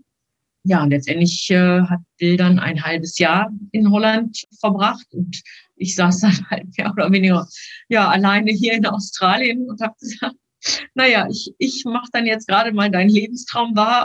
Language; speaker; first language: German; native; German